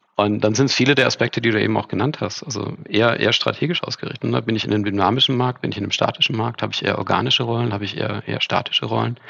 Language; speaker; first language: German; native; German